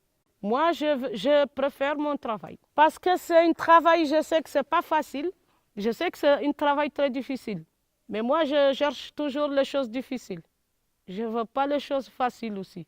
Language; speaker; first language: French; non-native, local second language; Arabic